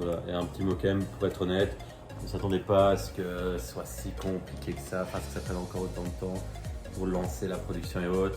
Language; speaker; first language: French; native; French